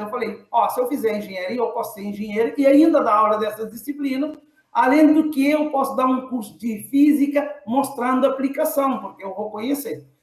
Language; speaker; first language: Portuguese; non-native, local second language; Kabuverdianu